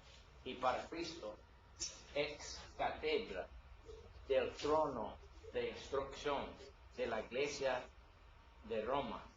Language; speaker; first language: Spanish; non-native, learner; English